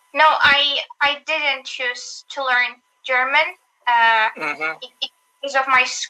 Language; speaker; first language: English; non-native, learner; Turkish